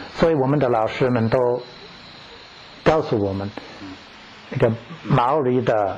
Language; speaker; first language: Chinese; non-native, learner; English